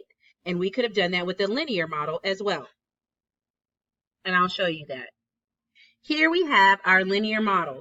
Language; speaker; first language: English; native; English